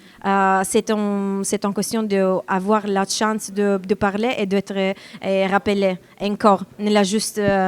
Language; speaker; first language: French; non-native, learner; Italian